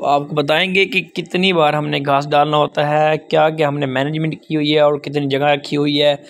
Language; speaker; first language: Urdu; non-native, local second language; Punjabi